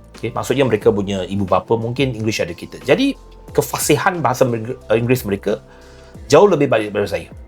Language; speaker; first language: Malay; non-native, local second language; Chinese